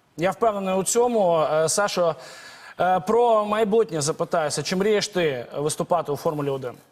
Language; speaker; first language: Ukrainian; native; Ukrainian